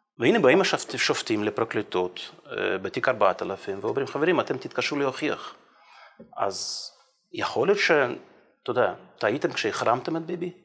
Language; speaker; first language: Hebrew; native; Hebrew